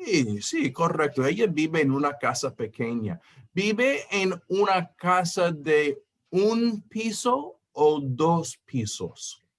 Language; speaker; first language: Spanish; non-native, fluent; English